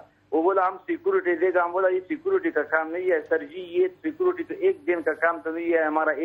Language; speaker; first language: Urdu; non-native, local second language; Pashto